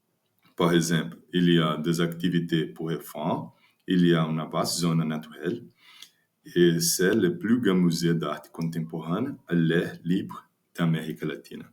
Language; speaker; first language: French; non-native, learner; Portuguese